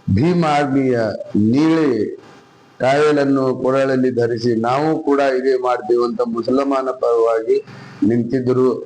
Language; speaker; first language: Kannada; non-native, local second language; Urdu